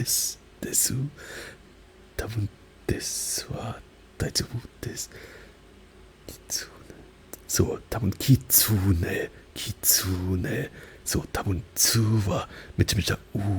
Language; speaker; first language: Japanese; non-native, learner; German